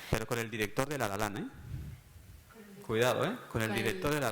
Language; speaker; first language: Spanish; native; Spanish